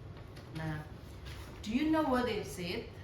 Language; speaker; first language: English; non-native, learner; Indonesian